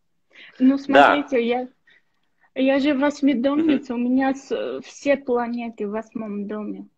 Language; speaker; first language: Russian; non-native, local second language; Armenian